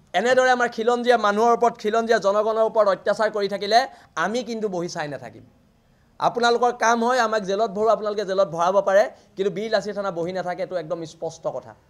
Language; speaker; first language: Assamese; native; Assamese